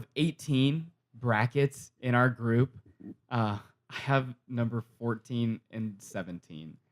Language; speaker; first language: English; native; English